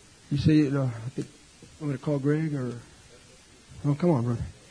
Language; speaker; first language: English; native; English